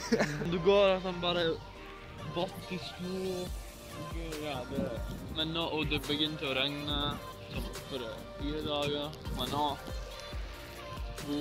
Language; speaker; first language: Norwegian; non-native, learner; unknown